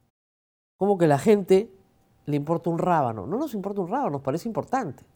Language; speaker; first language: Spanish; native; Spanish